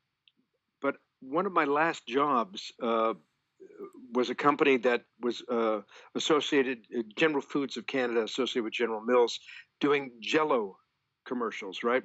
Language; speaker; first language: English; native; English